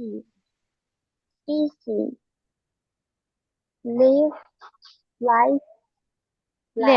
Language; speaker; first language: English; non-native, learner; Vietnamese